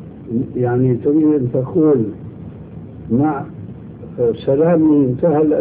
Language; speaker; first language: Arabic; early bilingual, other home language; Albanian